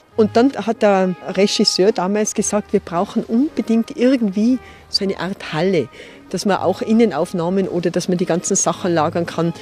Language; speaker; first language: German; native; German